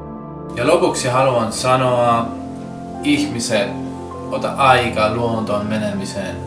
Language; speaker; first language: Finnish; non-native, learner; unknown